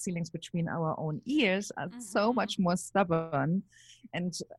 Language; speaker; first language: English; non-native, fluent; German